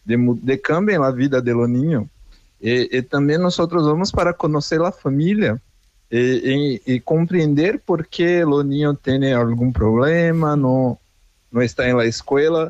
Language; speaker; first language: Spanish; non-native, fluent; Portuguese